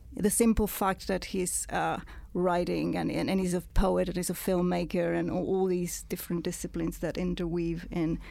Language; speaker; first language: English; non-native, fluent; Italian